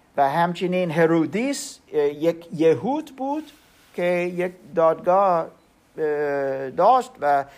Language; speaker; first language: Persian; non-native, learner; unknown